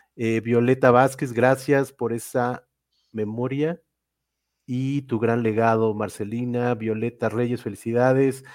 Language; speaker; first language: Spanish; native; Spanish